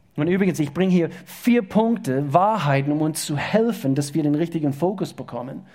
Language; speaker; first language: German; non-native, fluent; English